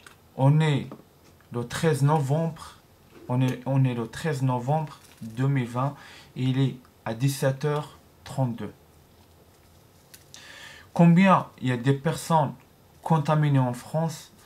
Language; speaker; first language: French; non-native, learner; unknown